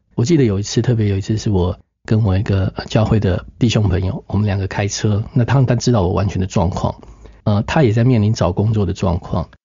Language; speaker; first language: Chinese; native; Chinese